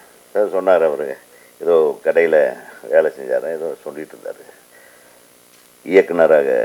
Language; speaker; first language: Tamil; native; Tamil